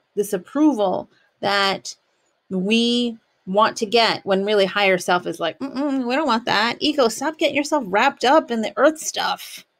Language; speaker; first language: English; native; English